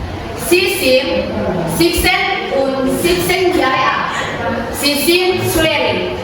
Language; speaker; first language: German; non-native, learner; Indonesian